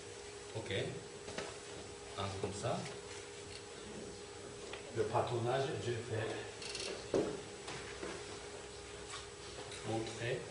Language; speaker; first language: French; non-native, fluent; Turkish